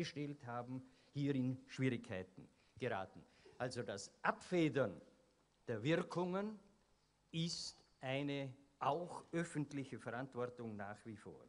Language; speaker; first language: German; native; German